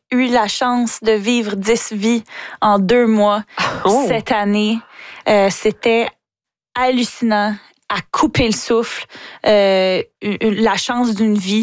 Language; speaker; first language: French; native; French